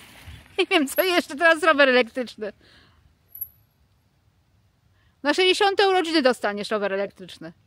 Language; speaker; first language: Polish; native; Polish